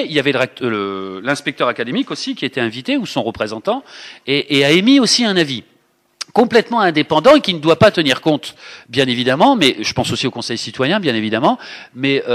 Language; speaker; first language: French; native; French